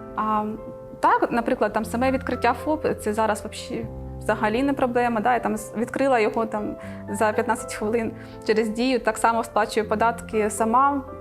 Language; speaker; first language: Ukrainian; native; Ukrainian